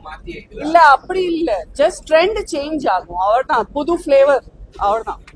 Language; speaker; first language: Tamil; non-native, fluent; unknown